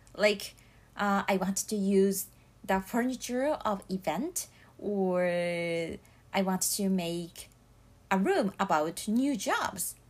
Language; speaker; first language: English; non-native, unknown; Japanese